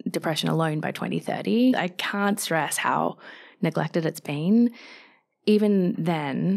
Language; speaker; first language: English; native; English